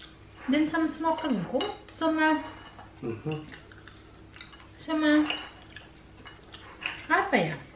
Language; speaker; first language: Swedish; non-native, learner; Indonesian